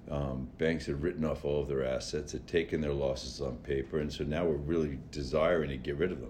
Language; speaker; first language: English; native; English